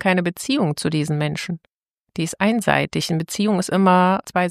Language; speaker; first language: German; native; German